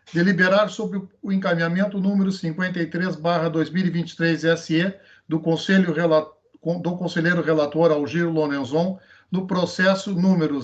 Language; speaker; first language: Portuguese; native; Portuguese